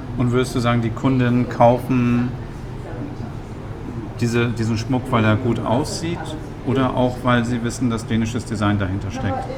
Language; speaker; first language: German; native; German